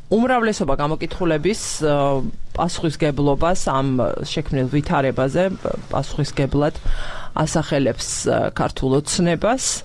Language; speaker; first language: Georgian; native; Georgian